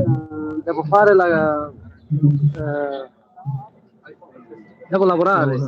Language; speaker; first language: Italian; non-native, learner; Bangla